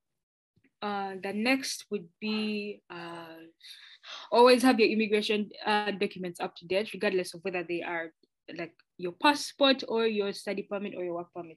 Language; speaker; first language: English; non-native, local second language; Ganda